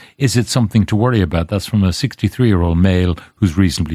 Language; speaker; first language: English; native; English